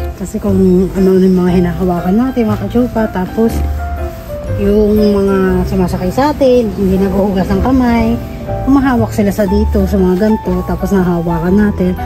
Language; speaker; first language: Filipino; native; Filipino